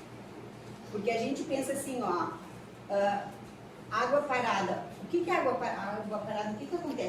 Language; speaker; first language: Portuguese; native; Portuguese